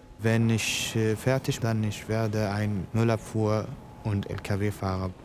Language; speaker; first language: German; non-native, learner; Arabic